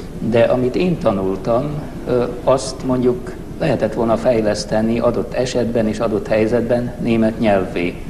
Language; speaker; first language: Hungarian; non-native, local second language; German